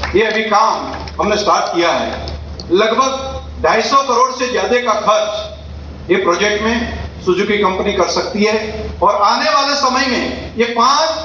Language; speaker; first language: Hindi; non-native, local second language; Gujarati